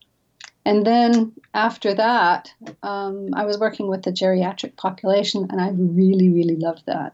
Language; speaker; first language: English; native; English